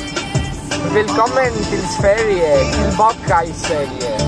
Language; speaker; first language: Swedish; non-native, learner; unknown